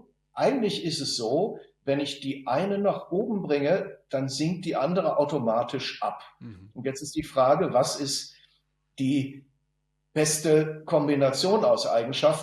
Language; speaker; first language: German; native; German